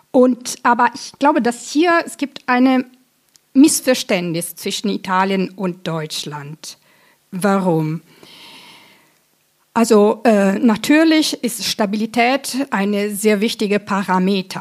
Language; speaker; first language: German; non-native, fluent; Italian